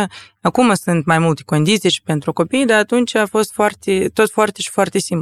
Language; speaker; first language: Romanian; non-native, local second language; Russian